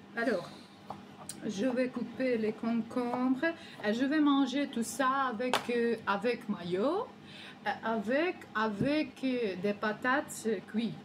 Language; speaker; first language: French; non-native, learner; Ukrainian